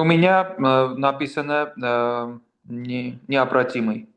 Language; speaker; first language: Russian; non-native, fluent; Armenian